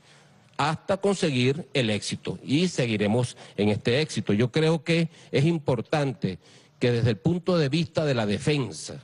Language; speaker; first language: Spanish; native; Spanish